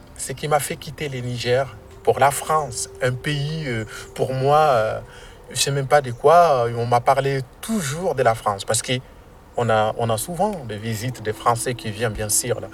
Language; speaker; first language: French; non-native, local second language; Tamasheq